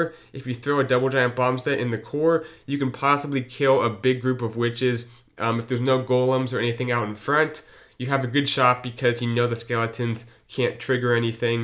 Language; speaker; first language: English; native; English